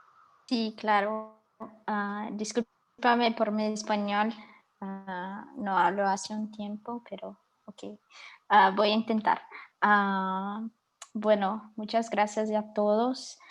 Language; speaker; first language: Spanish; non-native, learner; Portuguese